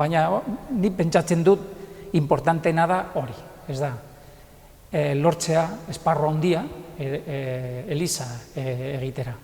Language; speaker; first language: Basque; non-native, local second language; Spanish